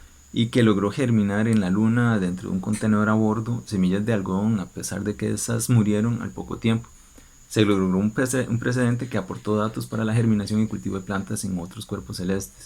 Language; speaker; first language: Spanish; native; Spanish